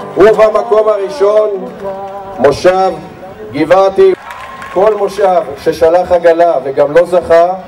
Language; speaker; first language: Hebrew; native; Hebrew